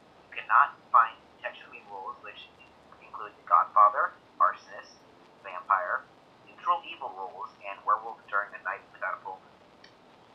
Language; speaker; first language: English; native; English